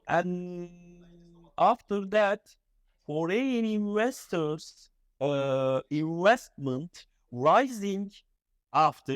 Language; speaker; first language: English; non-native, fluent; Turkish